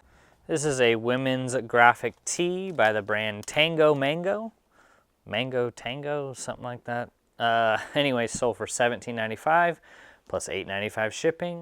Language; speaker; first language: English; native; English